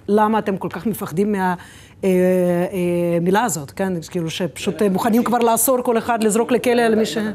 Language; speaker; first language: Hebrew; non-native, fluent; Russian